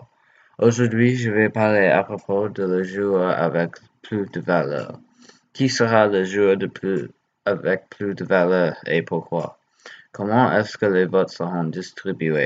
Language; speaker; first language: French; non-native, learner; English